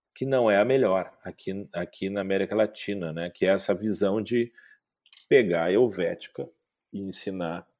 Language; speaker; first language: Portuguese; native; Portuguese